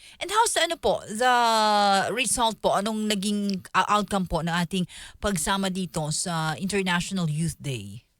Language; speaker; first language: Filipino; native; Filipino